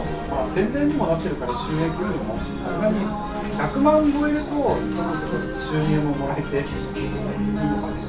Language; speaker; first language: Japanese; native; Japanese